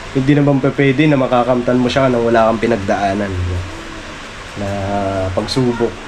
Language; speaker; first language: Filipino; non-native, local second language; Waray